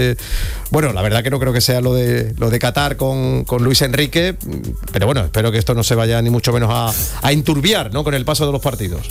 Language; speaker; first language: Spanish; native; Spanish